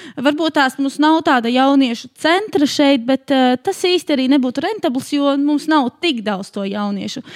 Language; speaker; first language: Latvian; native; Latvian